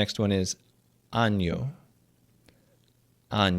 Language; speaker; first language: Spanish; non-native, fluent; English